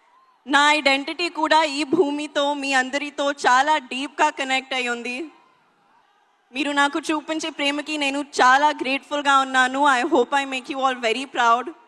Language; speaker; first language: Telugu; non-native, learner; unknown